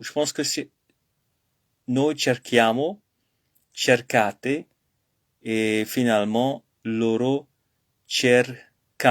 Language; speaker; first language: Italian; non-native, learner; French